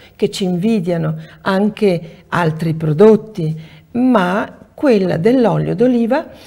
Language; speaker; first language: Italian; native; Italian